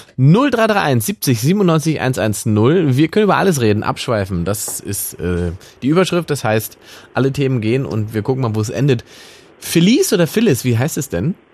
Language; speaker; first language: German; native; German